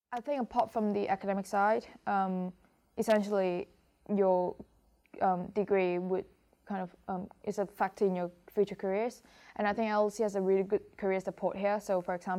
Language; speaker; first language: English; non-native, local second language; Cantonese